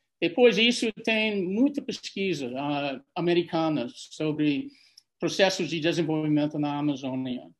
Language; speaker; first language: Portuguese; non-native, fluent; English